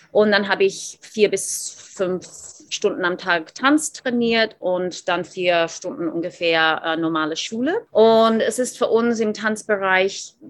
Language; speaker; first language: German; non-native, fluent; English